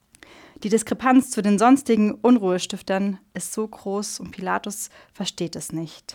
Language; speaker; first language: German; native; German